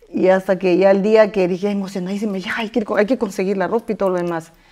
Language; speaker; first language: Spanish; native; Spanish